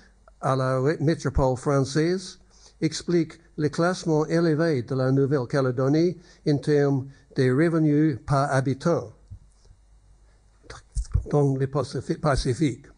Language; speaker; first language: French; non-native, learner; English